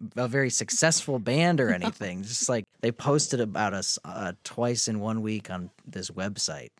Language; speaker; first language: English; native; English